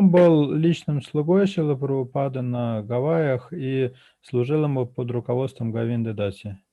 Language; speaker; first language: Russian; native; Russian